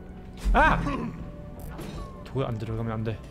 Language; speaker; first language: Korean; non-native, learner; German